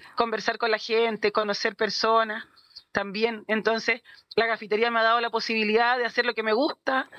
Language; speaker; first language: Spanish; native; Spanish